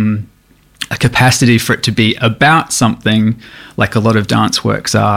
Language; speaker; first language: English; native; English